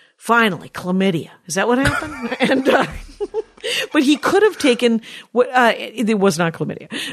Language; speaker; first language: English; native; English